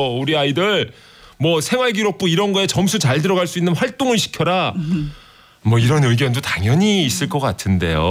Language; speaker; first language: Korean; native; Korean